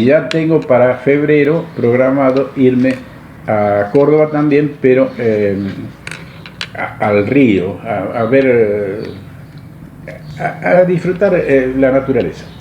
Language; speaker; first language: Spanish; native; Spanish